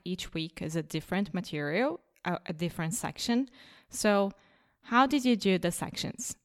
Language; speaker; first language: English; non-native, fluent; Portuguese